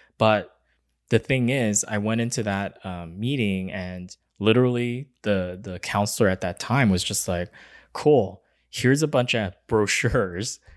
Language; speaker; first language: English; early bilingual, other home language; Chinese